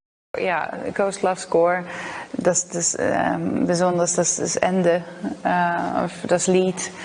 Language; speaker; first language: German; non-native, learner; Dutch